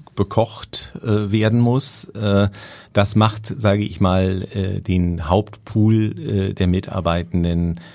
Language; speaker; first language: German; native; German